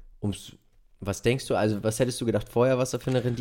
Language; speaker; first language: German; native; German